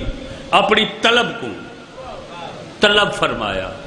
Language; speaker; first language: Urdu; non-native, local second language; Punjabi